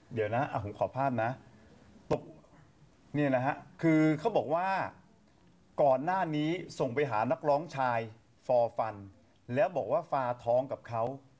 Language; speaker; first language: Thai; native; Thai